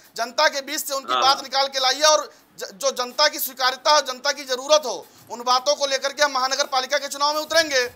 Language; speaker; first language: Hindi; native; Hindi